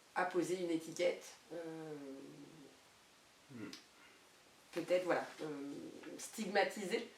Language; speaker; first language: French; native; French